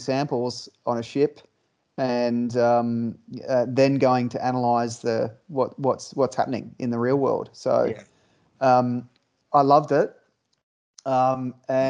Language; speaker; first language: English; native; English